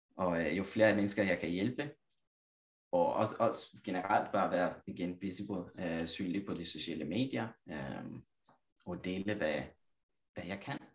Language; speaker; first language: Danish; non-native, fluent; Italian